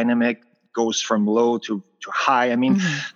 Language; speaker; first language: English; non-native, fluent; French